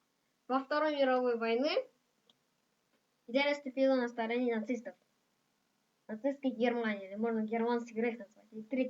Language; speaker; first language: Russian; non-native, local second language; Kazakh